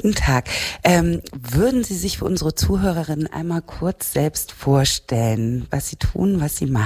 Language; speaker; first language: German; native; German